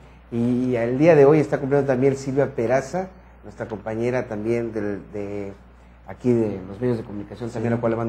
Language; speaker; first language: Spanish; native; Spanish